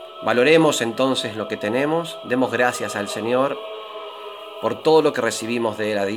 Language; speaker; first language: Spanish; native; Spanish